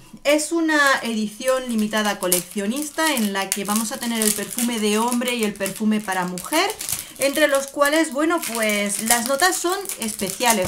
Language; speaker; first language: Spanish; native; Spanish